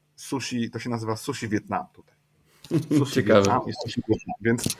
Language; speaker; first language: Polish; native; Polish